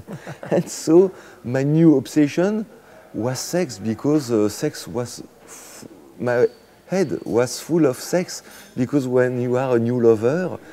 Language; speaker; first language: English; non-native, fluent; French